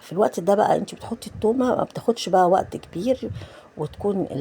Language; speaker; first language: Arabic; native; Arabic